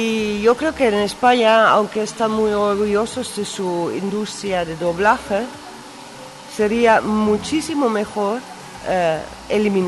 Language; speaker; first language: Spanish; non-native, fluent; Dutch